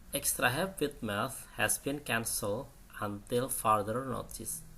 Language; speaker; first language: English; non-native, learner; Indonesian